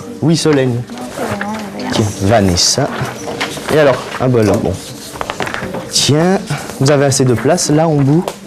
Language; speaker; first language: French; native; French